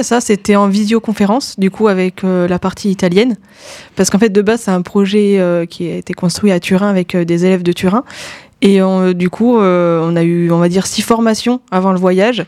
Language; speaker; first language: French; native; French